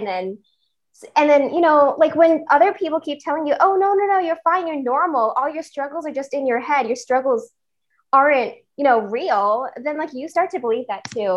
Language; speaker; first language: English; native; English